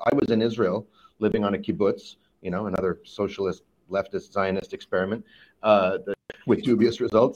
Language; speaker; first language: English; native; English